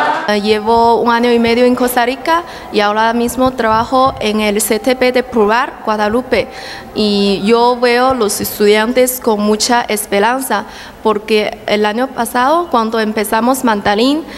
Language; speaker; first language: Spanish; non-native, fluent; Chinese